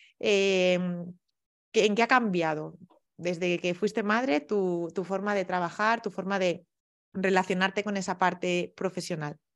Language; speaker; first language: Spanish; native; Spanish